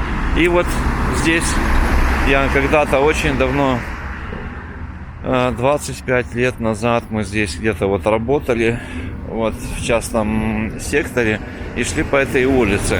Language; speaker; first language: Russian; native; Russian